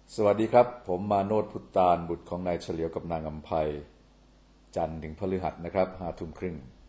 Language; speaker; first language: Thai; native; Thai